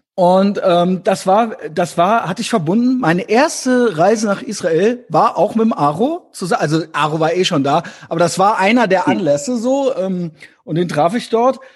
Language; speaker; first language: German; native; German